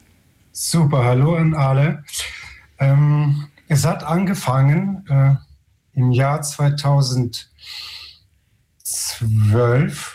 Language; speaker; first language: German; non-native, fluent; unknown